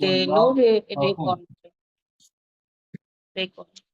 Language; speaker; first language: French; non-native, learner; Bangla